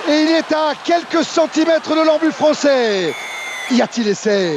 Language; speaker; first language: French; native; French